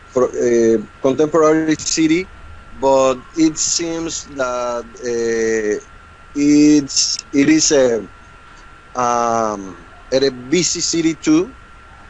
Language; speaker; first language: English; non-native, learner; Spanish